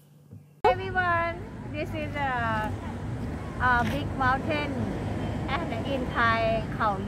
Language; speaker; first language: English; non-native, learner; Thai